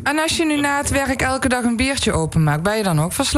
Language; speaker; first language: Dutch; native; Dutch